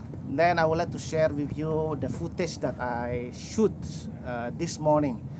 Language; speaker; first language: English; non-native, local second language; Malay